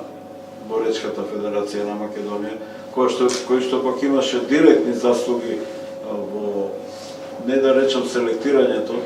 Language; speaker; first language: Macedonian; native; Macedonian